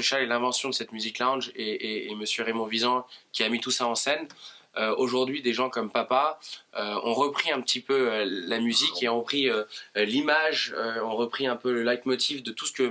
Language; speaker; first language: French; native; French